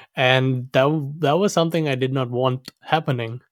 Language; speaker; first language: English; non-native, local second language; Sinhala